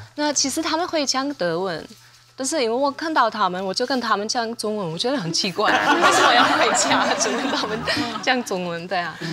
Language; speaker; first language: Chinese; non-native, fluent; German